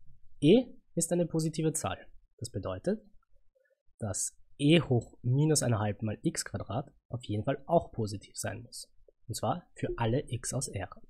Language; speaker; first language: German; native; German